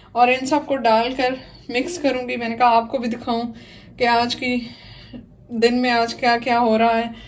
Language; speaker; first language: Urdu; non-native, local second language; Punjabi